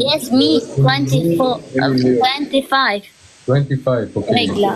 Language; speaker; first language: English; non-native, learner; Albanian